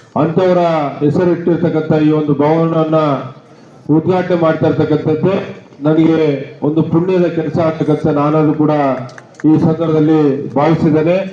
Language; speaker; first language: Kannada; native; Kannada